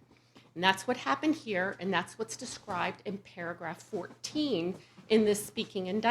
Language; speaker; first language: English; native; English